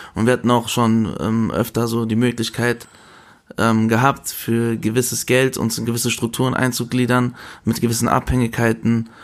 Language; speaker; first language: German; early bilingual, other home language; Spanish